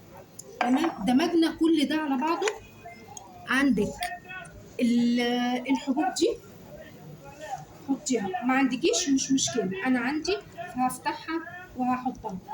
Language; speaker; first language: Arabic; native; Arabic